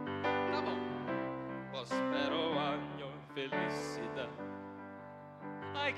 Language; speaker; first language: Portuguese; non-native, learner; Filipino